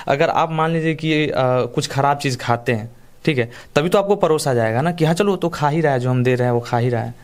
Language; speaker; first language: Hindi; native; Hindi